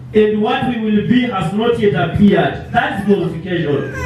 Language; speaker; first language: English; non-native, local second language; Swahili